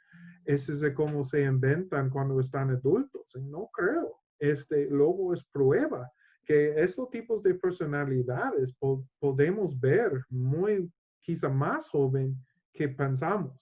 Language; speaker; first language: Spanish; non-native, learner; English